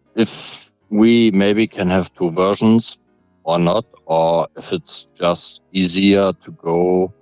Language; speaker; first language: English; non-native, fluent; German